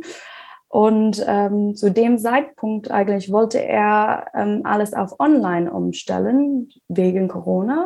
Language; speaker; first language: German; non-native, fluent; English